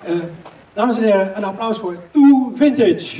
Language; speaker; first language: Dutch; native; Dutch